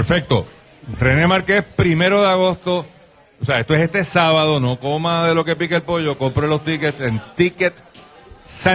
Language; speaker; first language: Spanish; native; Spanish